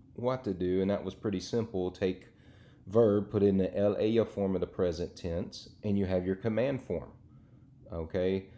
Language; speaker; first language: English; native; English